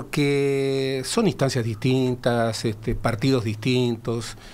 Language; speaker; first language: Spanish; native; Spanish